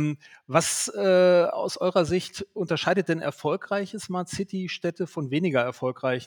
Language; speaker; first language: German; native; German